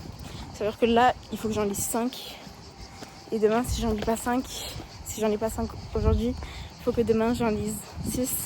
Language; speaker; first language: French; native; French